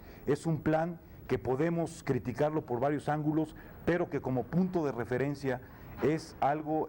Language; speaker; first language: Spanish; native; Spanish